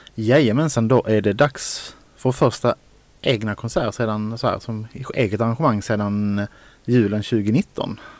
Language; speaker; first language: Swedish; native; Swedish